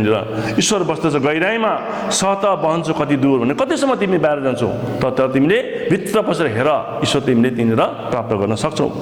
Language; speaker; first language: Nepali; native; Nepali